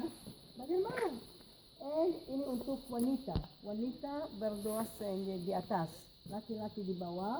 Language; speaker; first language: Indonesian; non-native, fluent; Hebrew